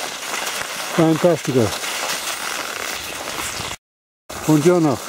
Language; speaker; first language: Italian; non-native, learner; English